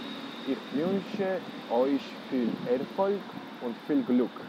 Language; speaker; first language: German; non-native, learner; Georgian